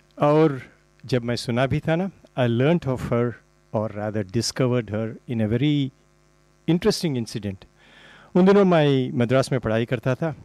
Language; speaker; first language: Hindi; non-native, local second language; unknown